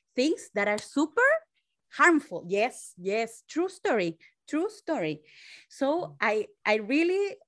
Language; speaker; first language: English; non-native, fluent; Spanish